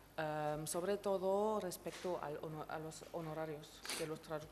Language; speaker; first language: Spanish; non-native, fluent; German